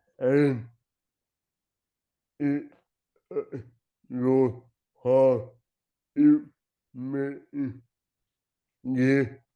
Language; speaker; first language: English; non-native, learner; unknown